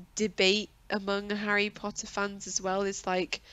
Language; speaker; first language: English; native; English